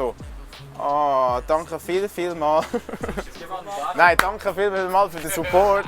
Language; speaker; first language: German; native; German